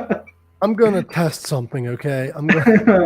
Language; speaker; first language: English; native; English